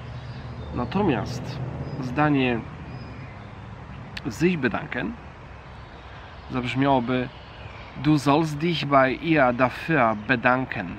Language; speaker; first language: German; non-native, fluent; Polish